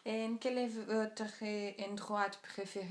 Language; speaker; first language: French; non-native, learner; Portuguese